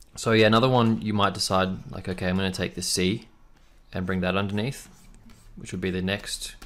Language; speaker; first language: English; native; English